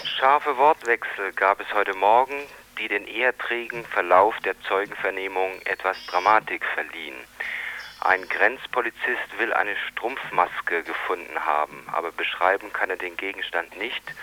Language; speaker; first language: German; native; German